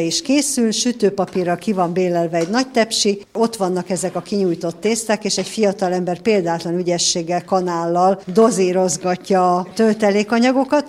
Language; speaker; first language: Hungarian; native; Hungarian